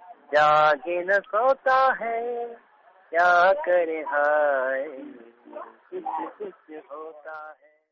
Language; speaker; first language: Hindi; non-native, learner; Hausa